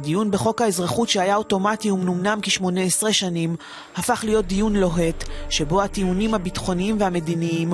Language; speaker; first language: Hebrew; native; Hebrew